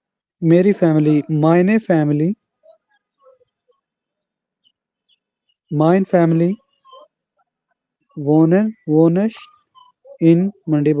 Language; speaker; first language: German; non-native, learner; Urdu